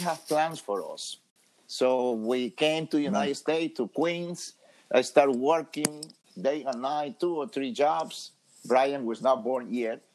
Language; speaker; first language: English; non-native, fluent; Spanish